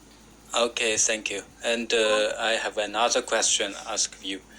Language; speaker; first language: English; non-native, learner; Chinese